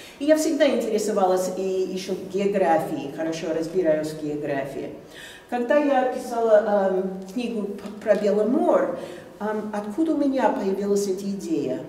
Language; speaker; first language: Russian; non-native, fluent; English